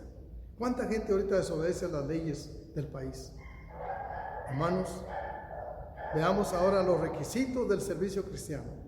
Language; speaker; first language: Spanish; native; Spanish